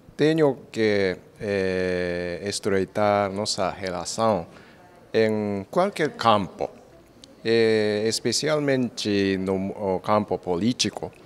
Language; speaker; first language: Portuguese; non-native, fluent; Japanese